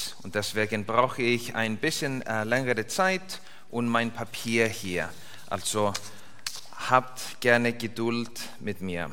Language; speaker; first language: German; non-native, learner; Icelandic